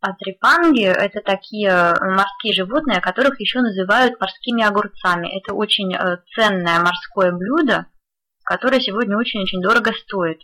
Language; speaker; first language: Russian; native; Russian